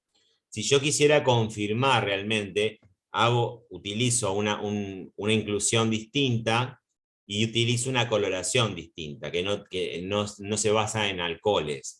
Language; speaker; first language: Spanish; native; Spanish